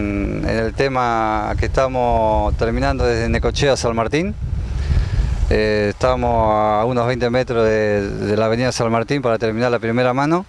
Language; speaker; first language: Spanish; native; Spanish